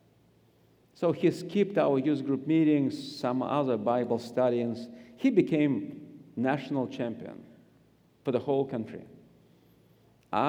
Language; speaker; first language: English; non-native, fluent; Russian